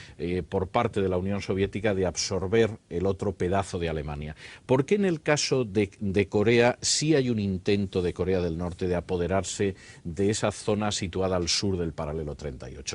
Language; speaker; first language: Spanish; native; Spanish